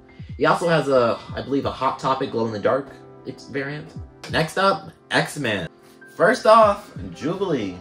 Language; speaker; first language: English; native; English